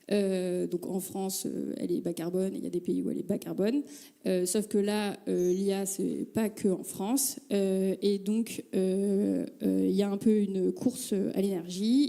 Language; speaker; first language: French; native; French